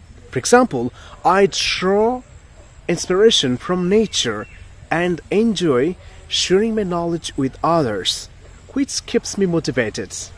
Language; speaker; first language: English; non-native, local second language; Bangla